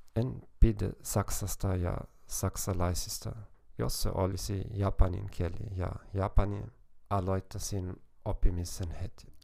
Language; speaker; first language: Finnish; non-native, learner; German